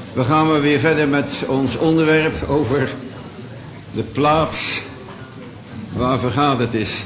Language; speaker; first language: Dutch; native; Dutch